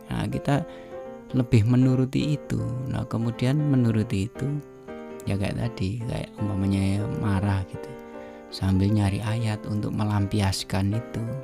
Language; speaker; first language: Indonesian; native; Indonesian